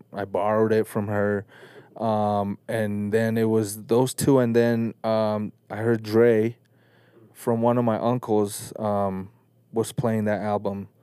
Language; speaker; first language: English; early bilingual, other home language; Spanish